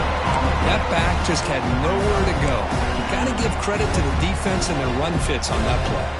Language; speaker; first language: English; native; English